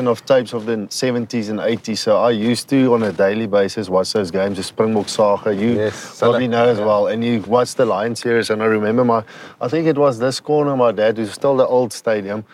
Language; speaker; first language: English; non-native, local second language; Afrikaans